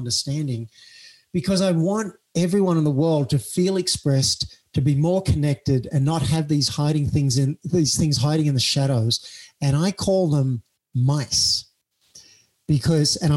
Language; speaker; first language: English; native; English